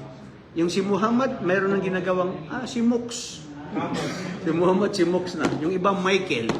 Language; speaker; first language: Filipino; non-native, local second language; Maranao